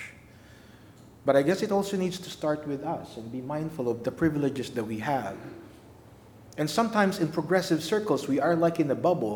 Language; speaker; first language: English; non-native, local second language; Filipino